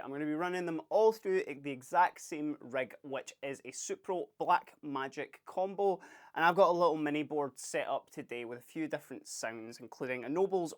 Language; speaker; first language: English; native; English